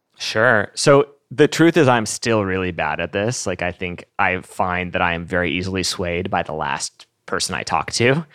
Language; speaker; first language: English; native; English